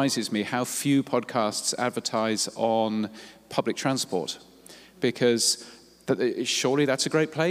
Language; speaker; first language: English; native; English